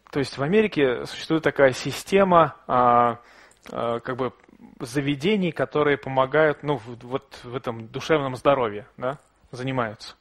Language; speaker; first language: Russian; native; Russian